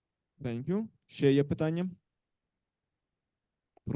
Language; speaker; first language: Ukrainian; native; Ukrainian